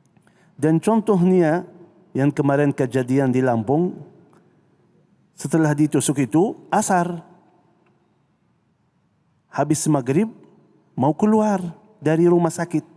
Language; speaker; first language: Indonesian; non-native, fluent; Arabic